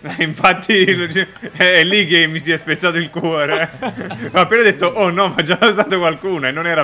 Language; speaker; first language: Italian; native; Italian